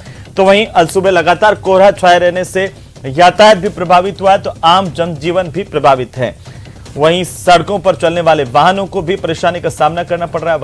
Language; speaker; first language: Hindi; native; Hindi